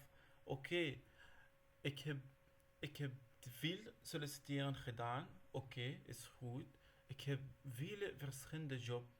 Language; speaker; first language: Dutch; non-native, learner; Arabic